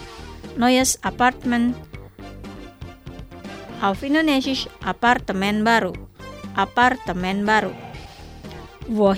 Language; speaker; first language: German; non-native, fluent; Indonesian